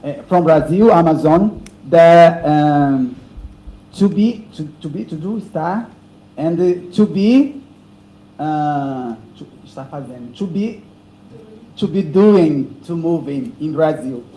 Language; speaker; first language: English; non-native, learner; Portuguese